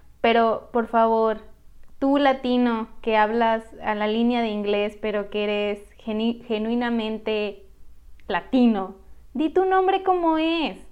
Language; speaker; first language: Spanish; native; Spanish